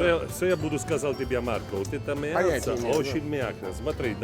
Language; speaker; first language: Russian; non-native, learner; Italian